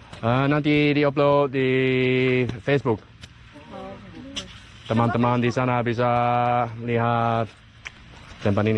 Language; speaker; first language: Indonesian; non-native, learner; Dutch